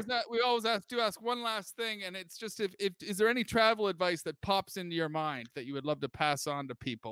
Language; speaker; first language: English; native; English